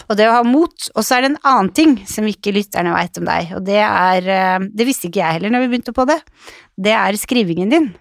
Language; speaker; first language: Norwegian; native; Norwegian